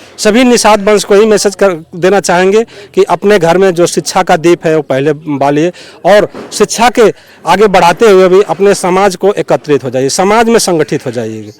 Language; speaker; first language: Hindi; non-native, local second language; Bhojpuri